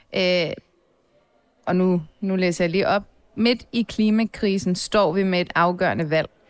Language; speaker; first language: Danish; early bilingual, other home language; Turkish